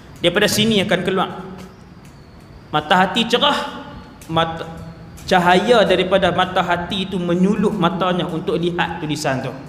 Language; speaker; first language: Malay; native; Malay